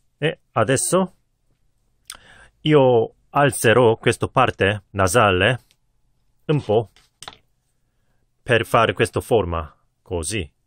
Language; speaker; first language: Italian; non-native, learner; Korean